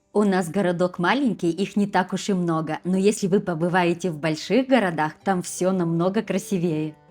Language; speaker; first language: Russian; native; Russian